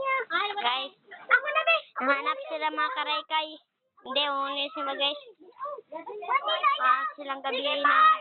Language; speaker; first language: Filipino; non-native, local second language; Cebuano